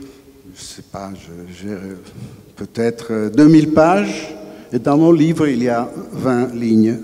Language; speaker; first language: French; non-native, fluent; Italian